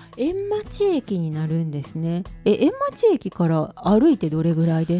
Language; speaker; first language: Japanese; native; Japanese